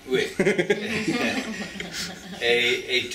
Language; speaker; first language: French; non-native, learner; English